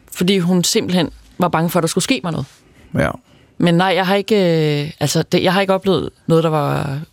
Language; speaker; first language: Danish; native; Danish